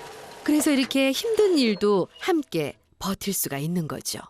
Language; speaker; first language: Korean; native; Korean